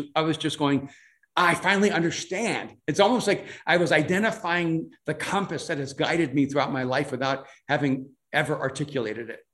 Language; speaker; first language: English; non-native, fluent; Spanish